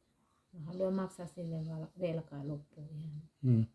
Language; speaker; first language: Finnish; non-native, learner; Thai